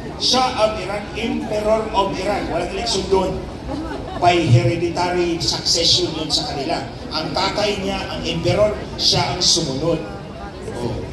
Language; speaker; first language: Filipino; non-native, local second language; Cebuano